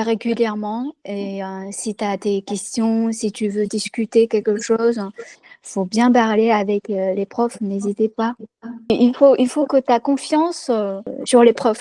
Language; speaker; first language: French; non-native, fluent; Chinese